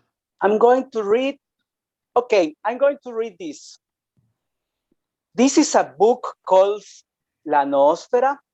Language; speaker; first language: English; non-native, learner; Spanish